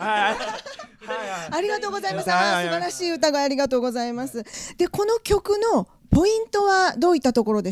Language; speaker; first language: Japanese; native; Japanese